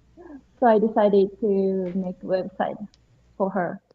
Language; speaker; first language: English; non-native, learner; Japanese